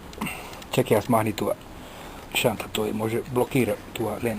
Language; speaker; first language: Bulgarian; non-native, learner; Finnish